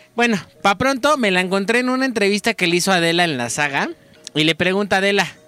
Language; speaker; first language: Spanish; native; Spanish